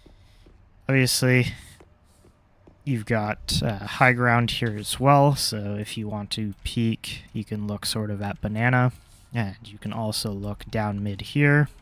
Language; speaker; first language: English; native; English